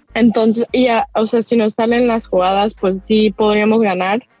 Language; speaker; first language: Spanish; early bilingual, other home language; English